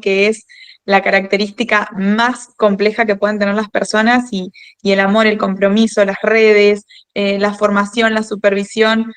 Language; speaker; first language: Spanish; native; Spanish